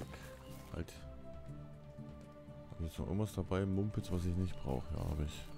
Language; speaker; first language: German; native; German